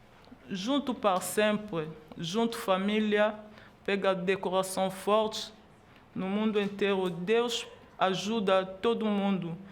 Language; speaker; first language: Portuguese; non-native, learner; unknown